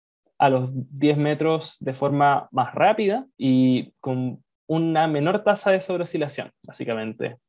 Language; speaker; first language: Spanish; native; Spanish